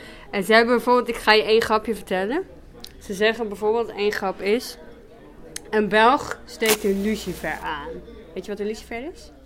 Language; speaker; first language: Dutch; native; Dutch